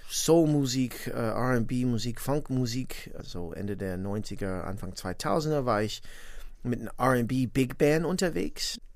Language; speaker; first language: German; non-native, fluent; English